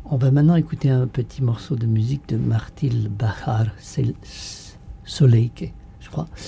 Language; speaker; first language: French; native; French